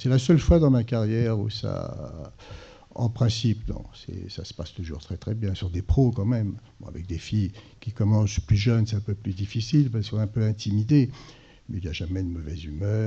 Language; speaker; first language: French; native; French